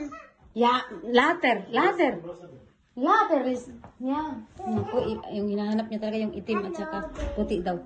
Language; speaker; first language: Dutch; non-native, learner; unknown